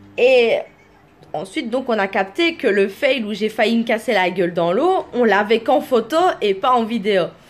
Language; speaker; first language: French; native; French